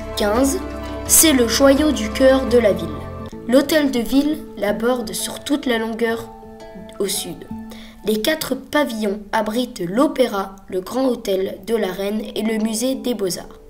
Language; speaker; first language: French; native; French